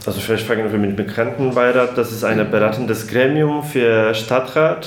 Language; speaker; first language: German; non-native, fluent; Polish